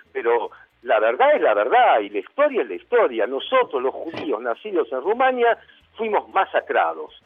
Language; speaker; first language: Spanish; early bilingual, other home language; Hungarian